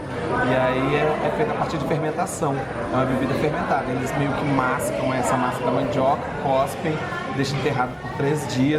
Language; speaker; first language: Portuguese; native; Portuguese